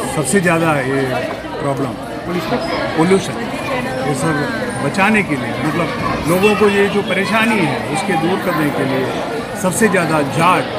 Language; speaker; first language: Hindi; non-native, local second language; Gujarati